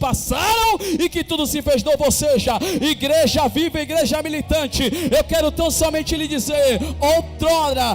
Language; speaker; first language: Portuguese; native; Portuguese